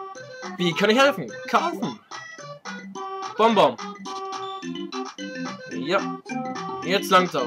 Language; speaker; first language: German; native; German